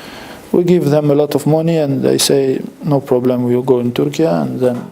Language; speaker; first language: English; non-native, fluent; French